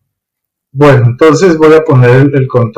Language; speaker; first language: Spanish; native; Spanish